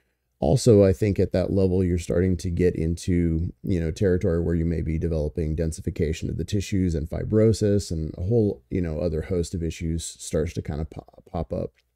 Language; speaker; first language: English; native; English